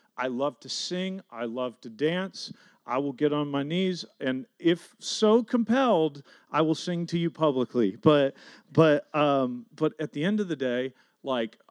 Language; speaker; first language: English; native; English